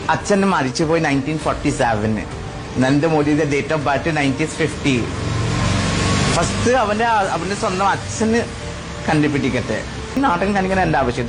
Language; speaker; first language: Malayalam; non-native, fluent; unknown